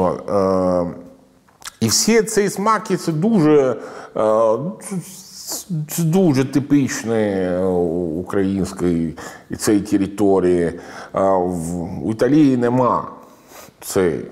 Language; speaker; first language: Ukrainian; non-native, learner; Italian